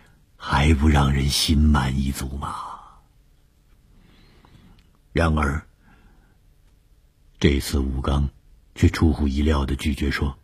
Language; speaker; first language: Chinese; native; Chinese